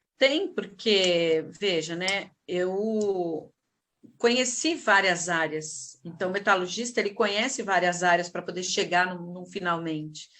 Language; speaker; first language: Portuguese; native; Portuguese